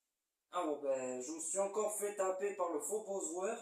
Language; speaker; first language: French; native; French